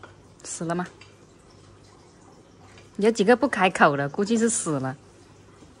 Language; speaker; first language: Chinese; native; Chinese